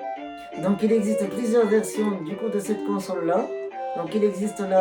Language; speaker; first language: French; native; French